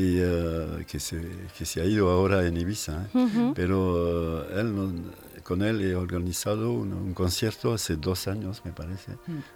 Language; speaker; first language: Spanish; non-native, fluent; French